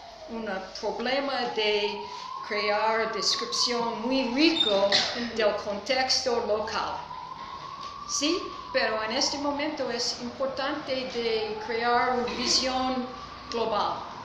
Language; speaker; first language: Spanish; non-native, learner; English